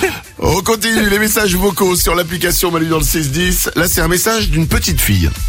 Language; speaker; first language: French; native; French